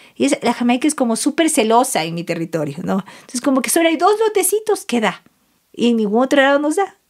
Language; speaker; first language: Spanish; native; Spanish